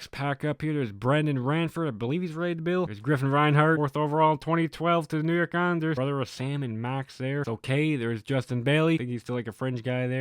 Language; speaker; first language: English; native; English